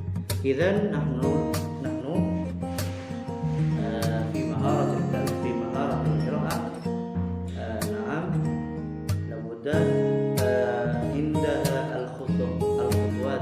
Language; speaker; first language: Arabic; non-native, fluent; Indonesian